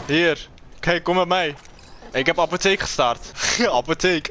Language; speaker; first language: Dutch; early bilingual, other home language; Turkish